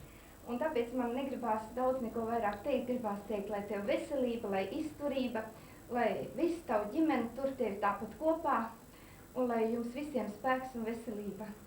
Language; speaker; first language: Latvian; native; Latvian